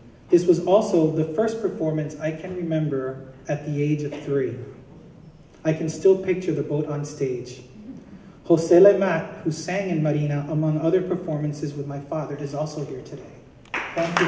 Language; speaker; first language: English; native; English